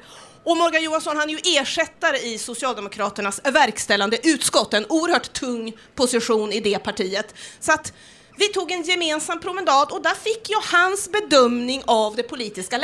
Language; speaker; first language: Swedish; native; Swedish